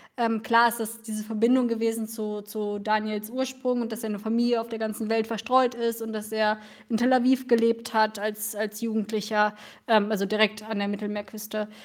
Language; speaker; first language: German; early bilingual, other home language; Russian